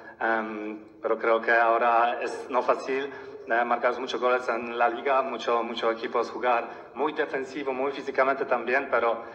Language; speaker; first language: Spanish; non-native, learner; Polish